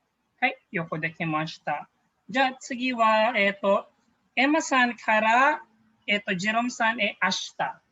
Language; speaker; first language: Japanese; non-native, fluent; Filipino